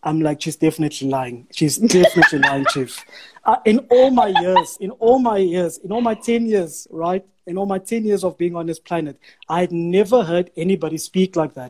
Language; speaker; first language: English; non-native, local second language; Afrikaans